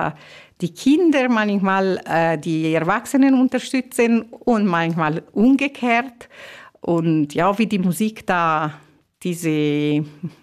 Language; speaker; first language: German; non-native, fluent; Italian